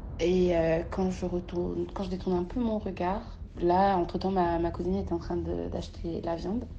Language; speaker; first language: French; early bilingual, other home language; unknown